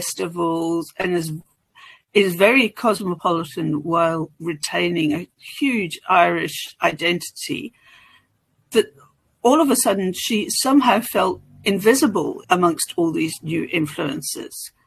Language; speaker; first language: English; native; English